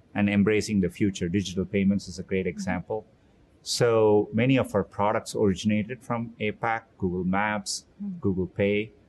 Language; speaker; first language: English; non-native, local second language; Tamil